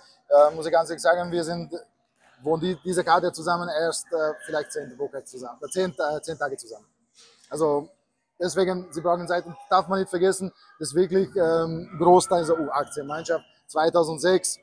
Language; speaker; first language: German; non-native, fluent; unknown